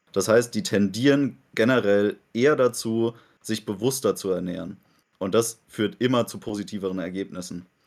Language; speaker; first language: German; native; German